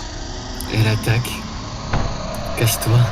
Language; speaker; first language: French; native; French